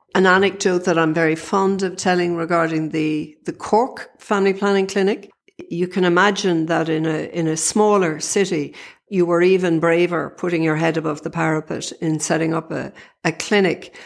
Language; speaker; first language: English; native; English